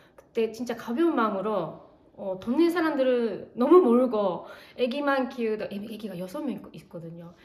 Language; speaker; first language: Korean; non-native, fluent; Japanese